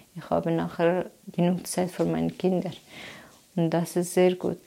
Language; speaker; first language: German; non-native, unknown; Persian